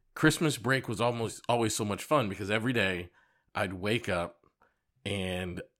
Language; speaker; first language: English; native; English